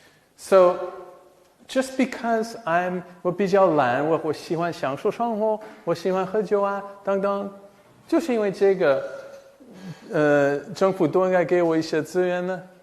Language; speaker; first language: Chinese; non-native, fluent; English